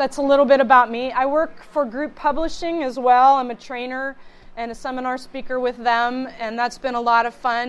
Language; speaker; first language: English; native; English